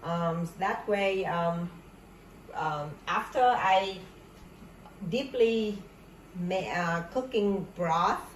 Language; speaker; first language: English; non-native, learner; Vietnamese